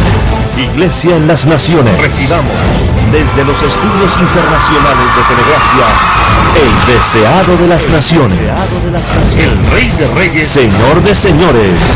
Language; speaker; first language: Spanish; native; Spanish